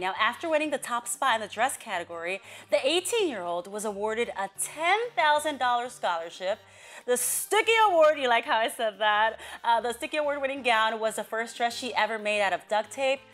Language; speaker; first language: English; early bilingual, other home language; Spanish